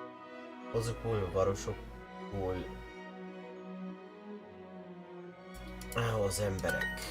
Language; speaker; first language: Hungarian; non-native, learner; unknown